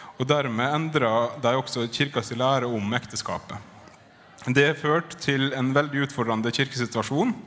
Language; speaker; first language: Norwegian; native; Norwegian